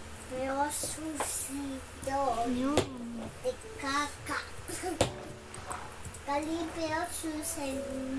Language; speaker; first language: Spanish; native; Spanish